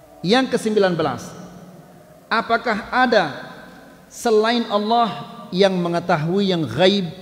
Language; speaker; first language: Malay; non-native, local second language; Sasak